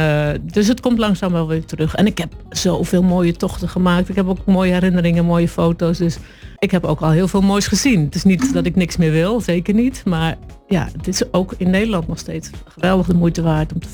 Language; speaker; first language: Dutch; native; Dutch